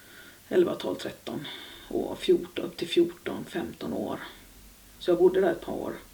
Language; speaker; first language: Swedish; native; Swedish